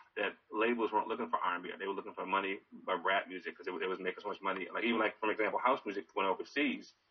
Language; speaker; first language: English; native; English